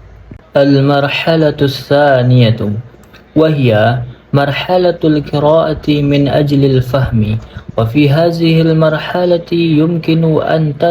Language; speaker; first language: Arabic; non-native, learner; Indonesian